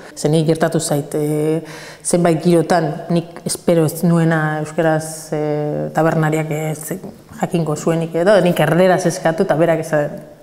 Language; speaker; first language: Basque; non-native, local second language; Spanish